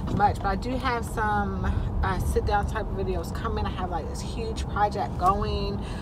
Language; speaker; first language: English; native; English